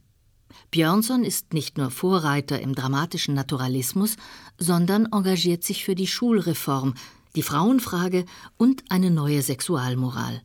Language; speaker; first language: German; native; German